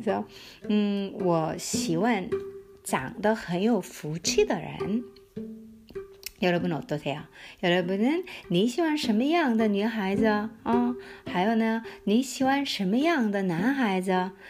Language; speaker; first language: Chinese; non-native, fluent; Korean